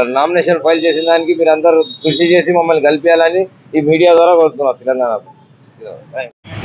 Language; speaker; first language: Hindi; non-native, local second language; Urdu